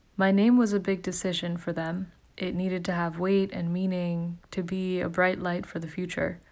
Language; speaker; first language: English; early bilingual, other home language; Hindi